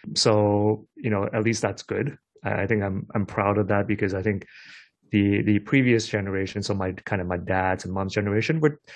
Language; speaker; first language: English; non-native, local second language; Cantonese